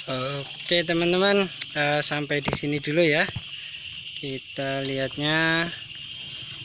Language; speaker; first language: Indonesian; native; Indonesian